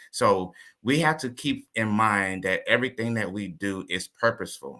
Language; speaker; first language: English; native; English